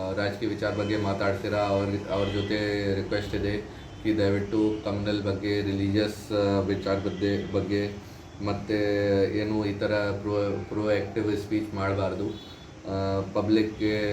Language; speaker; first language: Kannada; non-native, fluent; Hindi